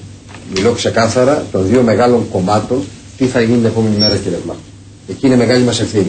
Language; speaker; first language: Greek; native; Greek